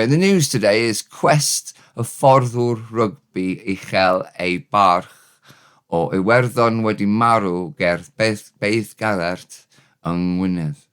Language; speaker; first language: Welsh; non-native, learner; English